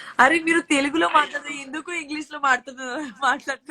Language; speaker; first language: Telugu; non-native, learner; Gujarati